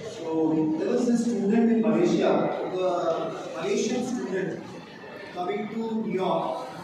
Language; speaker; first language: English; non-native, local second language; Telugu